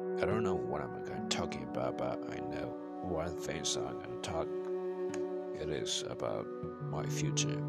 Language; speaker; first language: English; non-native, learner; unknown